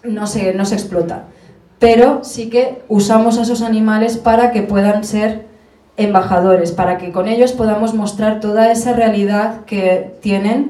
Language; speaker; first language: Spanish; native; Spanish